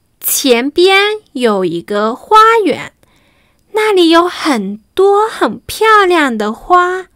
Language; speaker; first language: Chinese; non-native, fluent; Spanish